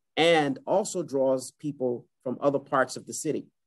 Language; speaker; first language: English; native; English